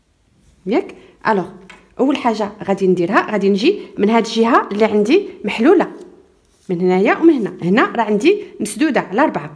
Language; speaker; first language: Arabic; native; Arabic